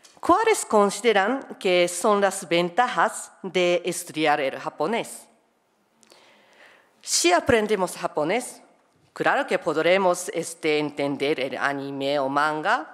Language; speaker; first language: Spanish; non-native, fluent; Japanese